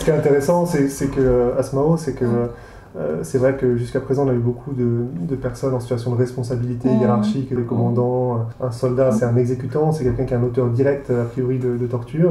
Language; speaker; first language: French; native; French